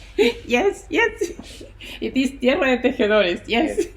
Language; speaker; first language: English; non-native, learner; Spanish